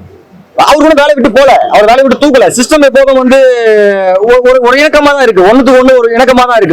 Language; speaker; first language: Tamil; native; Tamil